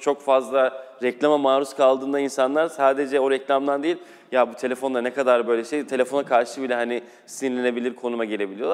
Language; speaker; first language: Turkish; native; Turkish